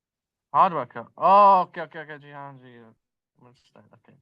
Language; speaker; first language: Hindi; non-native, learner; Urdu